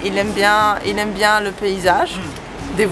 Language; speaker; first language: French; native; French